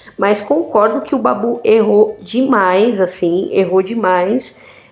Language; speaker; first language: Portuguese; native; Portuguese